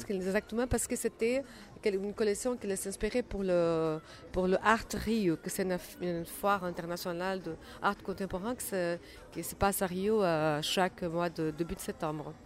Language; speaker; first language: French; non-native, learner; Portuguese